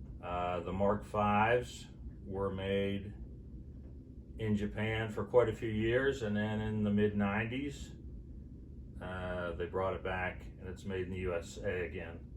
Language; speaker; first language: English; native; English